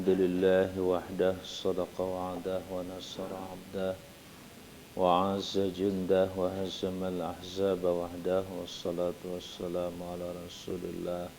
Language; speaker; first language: Arabic; non-native, fluent; Indonesian